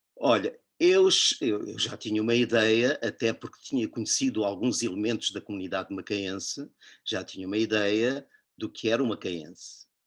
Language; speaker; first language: Portuguese; native; Portuguese